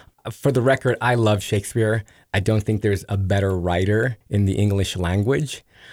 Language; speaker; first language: English; early bilingual, other home language; Spanish